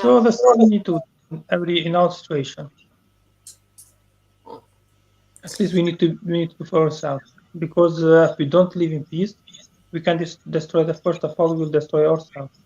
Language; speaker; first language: English; non-native, fluent; Albanian